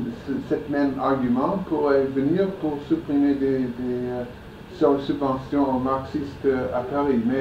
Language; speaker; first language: French; non-native, fluent; English